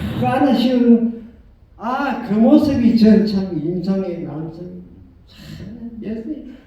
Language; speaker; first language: Korean; native; Korean